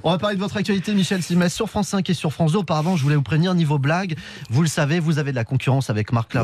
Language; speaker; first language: French; native; French